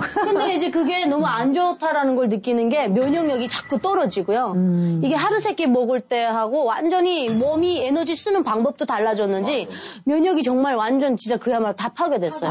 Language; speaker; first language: Korean; native; Korean